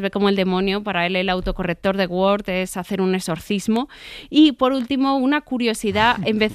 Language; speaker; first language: Spanish; native; Spanish